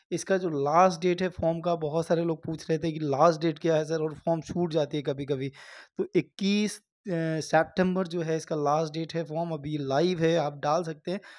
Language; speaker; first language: Hindi; native; Hindi